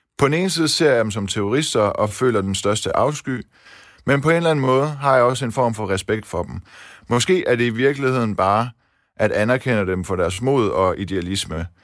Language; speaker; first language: Danish; early bilingual, other home language; Persian